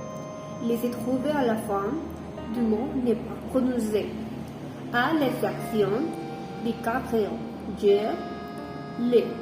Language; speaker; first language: French; non-native, learner; Spanish